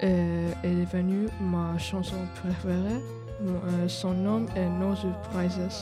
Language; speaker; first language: French; non-native, learner; English